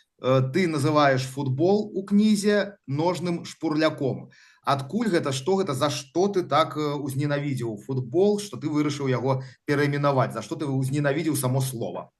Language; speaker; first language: Belarusian; native; Belarusian